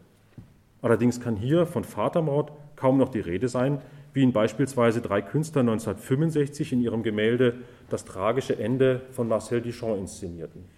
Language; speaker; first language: German; native; German